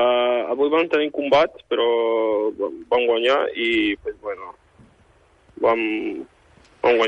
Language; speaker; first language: Catalan; non-native, fluent; Ukrainian